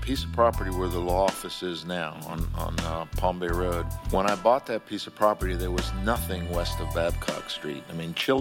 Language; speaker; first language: English; early bilingual, other home language; Spanish